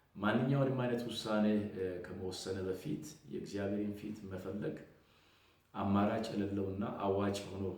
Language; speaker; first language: Amharic; non-native, local second language; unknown